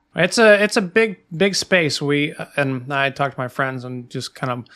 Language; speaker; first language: English; native; English